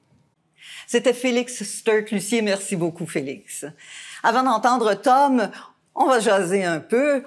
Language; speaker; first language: French; native; French